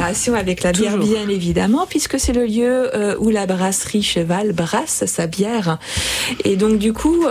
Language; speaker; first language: French; native; French